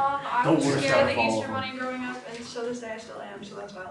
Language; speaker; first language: English; native; English